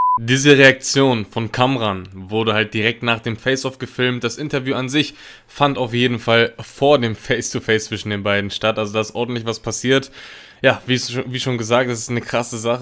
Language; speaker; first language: German; native; German